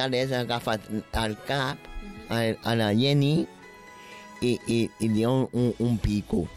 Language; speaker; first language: Catalan; non-native, local second language; Spanish